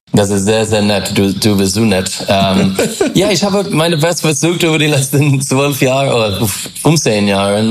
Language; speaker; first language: German; non-native, learner; English